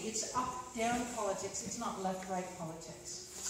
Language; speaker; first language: English; native; English